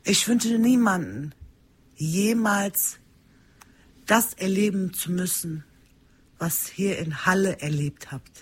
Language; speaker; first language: German; early bilingual, other home language; Turkish